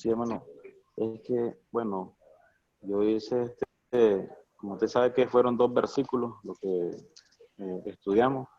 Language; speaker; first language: Spanish; native; Spanish